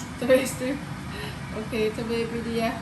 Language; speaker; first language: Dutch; non-native, learner; Thai